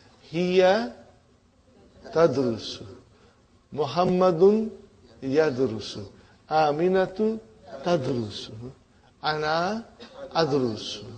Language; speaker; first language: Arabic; non-native, fluent; Urdu